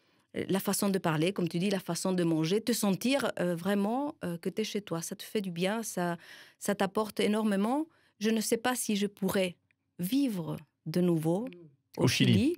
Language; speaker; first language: French; non-native, fluent; Spanish